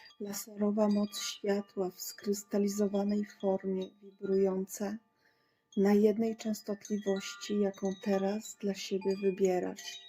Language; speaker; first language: Polish; native; Polish